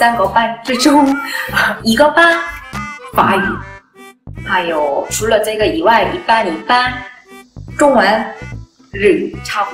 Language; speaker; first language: Chinese; non-native, learner; Korean